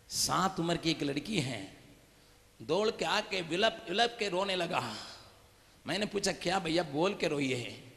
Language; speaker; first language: Hindi; non-native, local second language; Tamil